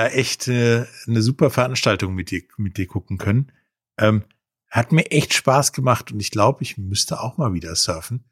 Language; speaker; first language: German; native; German